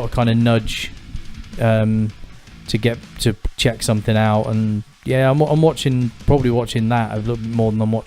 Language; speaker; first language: English; native; English